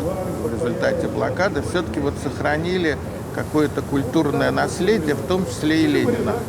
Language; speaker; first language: Russian; native; Russian